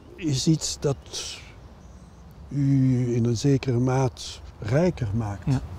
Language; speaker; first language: Dutch; non-native, local second language; French